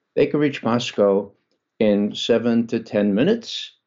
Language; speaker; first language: English; native; English